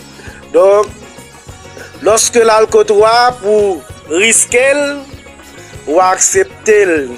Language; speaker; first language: French; non-native, local second language; Haitian Creole